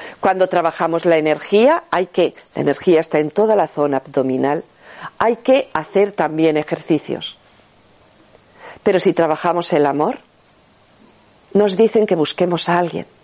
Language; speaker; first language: Spanish; native; Spanish